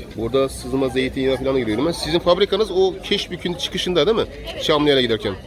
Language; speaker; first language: Turkish; native; Turkish